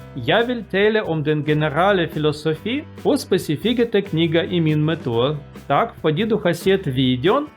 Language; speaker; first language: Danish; non-native, learner; Russian